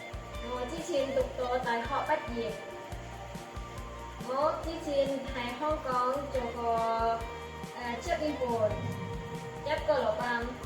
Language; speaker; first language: Cantonese; non-native, learner; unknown